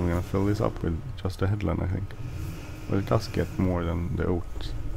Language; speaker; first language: English; non-native, fluent; Swedish